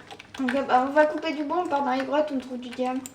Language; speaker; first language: French; native; French